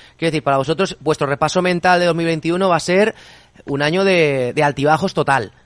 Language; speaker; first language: Spanish; native; Spanish